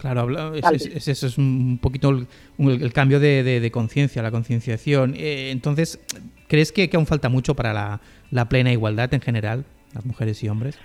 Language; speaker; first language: Spanish; native; Spanish